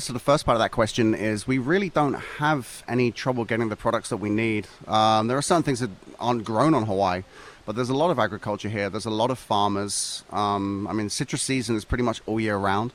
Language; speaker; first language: English; native; English